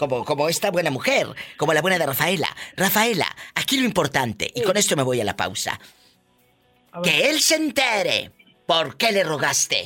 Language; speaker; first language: Spanish; native; Spanish